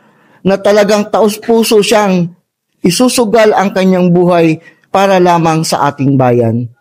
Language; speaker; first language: Filipino; native; Filipino